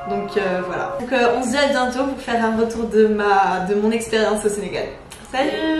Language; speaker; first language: French; non-native, local second language; Arabic